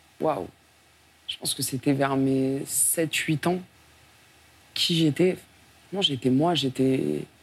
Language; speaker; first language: French; native; French